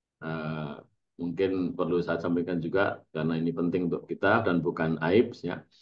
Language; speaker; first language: Indonesian; native; Indonesian